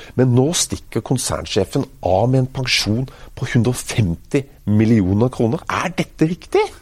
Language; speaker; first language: Norwegian; native; Norwegian